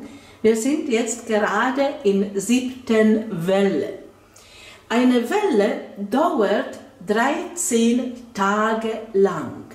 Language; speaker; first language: German; non-native, fluent; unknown